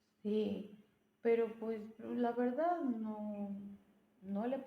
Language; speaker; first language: Spanish; native; Spanish